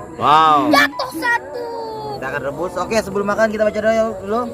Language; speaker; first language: Indonesian; native; Indonesian